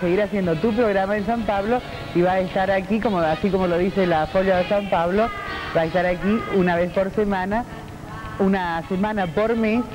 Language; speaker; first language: Spanish; native; Spanish